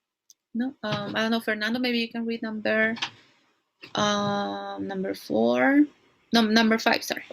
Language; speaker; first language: English; non-native, fluent; Spanish